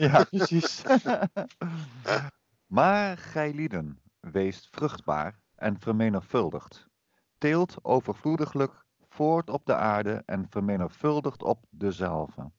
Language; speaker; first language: Dutch; native; Dutch